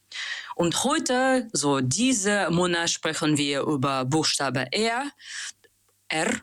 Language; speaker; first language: German; non-native, learner; Russian